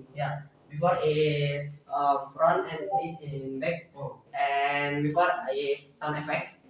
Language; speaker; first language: English; non-native, learner; Indonesian